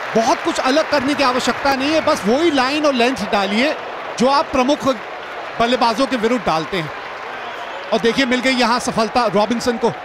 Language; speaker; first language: Hindi; native; Hindi